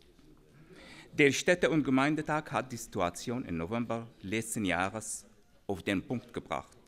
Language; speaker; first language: German; non-native, fluent; Arabic